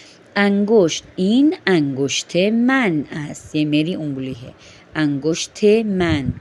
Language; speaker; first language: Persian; non-native, fluent; Urdu